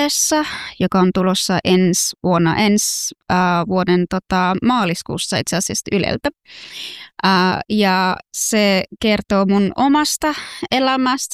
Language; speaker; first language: Finnish; early bilingual, other home language; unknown